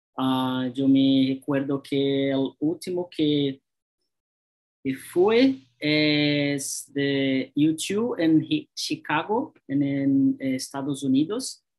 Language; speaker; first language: Spanish; non-native, learner; Portuguese